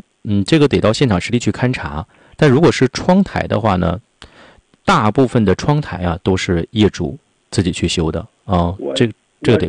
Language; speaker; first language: Chinese; native; Chinese